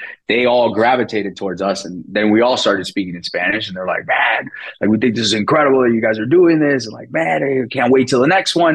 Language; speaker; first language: English; early bilingual, other home language; Spanish